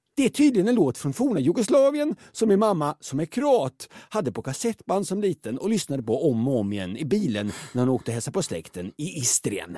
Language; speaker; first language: Swedish; native; Swedish